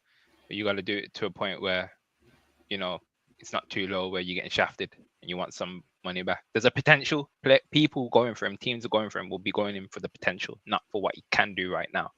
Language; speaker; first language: English; native; English